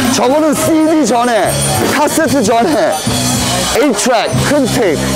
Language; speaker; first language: Korean; early bilingual, heritage; Korean